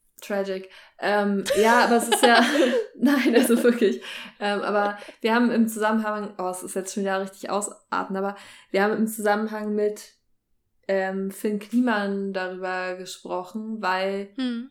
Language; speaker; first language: German; native; German